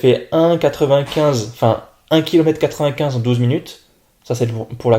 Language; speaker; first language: French; native; French